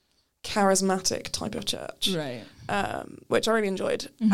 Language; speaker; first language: English; native; English